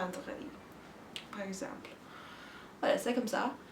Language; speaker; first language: French; non-native, learner; Turkish